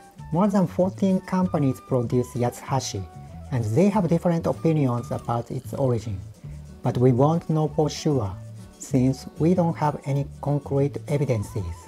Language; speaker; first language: English; non-native, fluent; Japanese